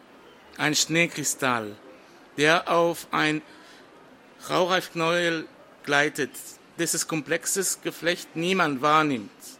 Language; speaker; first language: German; non-native, fluent; French